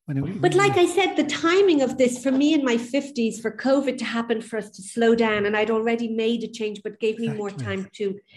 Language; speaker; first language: English; native; English